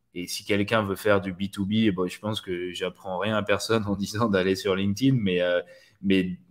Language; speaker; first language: French; native; French